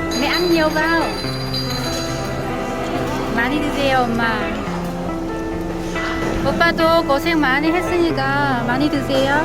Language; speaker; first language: Korean; non-native, learner; Vietnamese